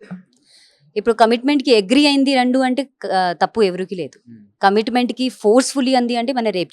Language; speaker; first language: Telugu; non-native, learner; Hindi